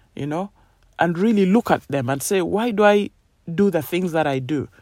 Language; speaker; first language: English; non-native, local second language; Ganda